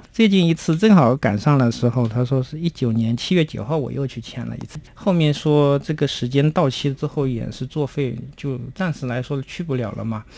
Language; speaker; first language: Chinese; native; Chinese